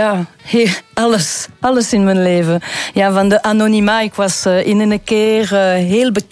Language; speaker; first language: Dutch; non-native, local second language; French